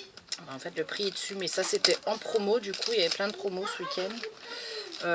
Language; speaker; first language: French; native; French